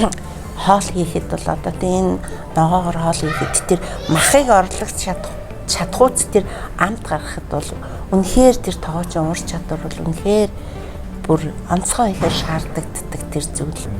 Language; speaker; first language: Mongolian; native; Mongolian